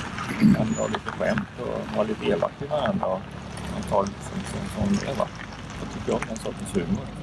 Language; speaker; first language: Swedish; native; Swedish